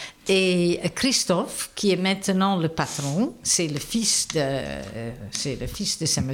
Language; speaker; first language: French; non-native, fluent; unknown